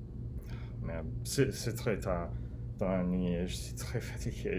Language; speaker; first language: French; non-native, learner; English